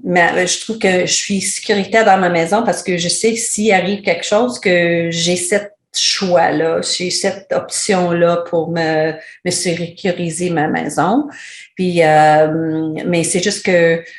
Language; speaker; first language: French; non-native, learner; English